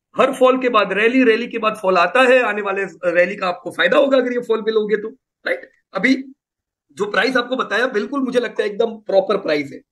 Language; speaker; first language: Hindi; non-native, local second language; Gujarati